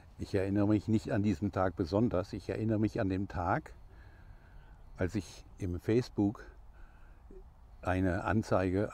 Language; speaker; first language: German; non-native, fluent; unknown